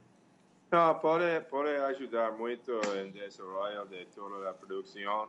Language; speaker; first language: Portuguese; non-native, learner; English